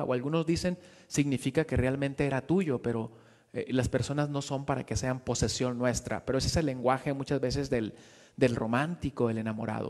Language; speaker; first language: Spanish; native; Spanish